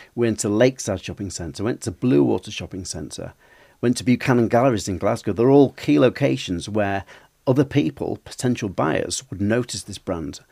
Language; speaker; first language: English; native; English